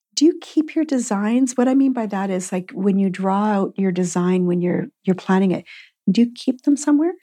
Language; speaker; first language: English; native; English